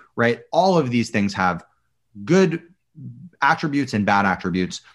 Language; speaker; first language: English; native; English